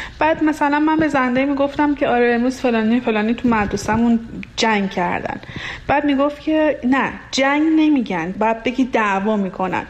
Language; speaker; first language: Persian; non-native, local second language; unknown